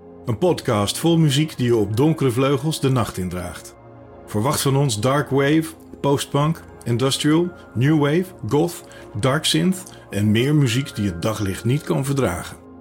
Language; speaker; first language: Dutch; native; Dutch